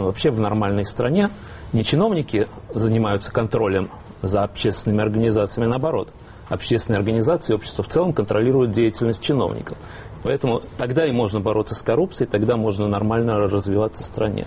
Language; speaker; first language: Russian; native; Russian